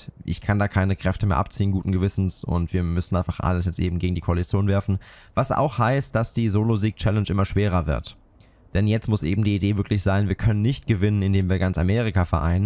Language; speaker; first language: German; native; German